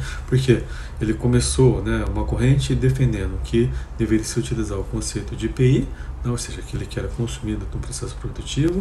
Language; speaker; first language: Portuguese; native; Portuguese